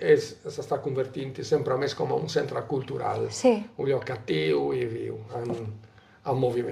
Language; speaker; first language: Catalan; non-native, local second language; Italian